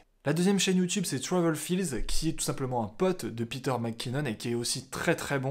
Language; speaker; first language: French; native; French